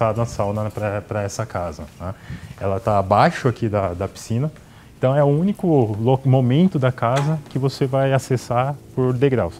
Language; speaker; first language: Portuguese; native; Portuguese